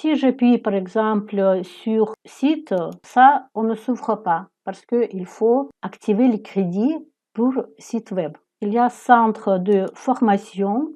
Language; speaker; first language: French; non-native, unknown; Ukrainian